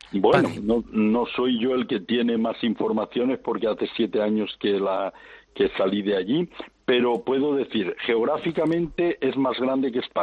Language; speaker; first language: Spanish; native; Spanish